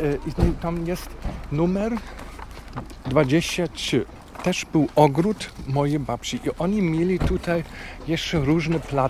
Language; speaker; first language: Polish; non-native, fluent; German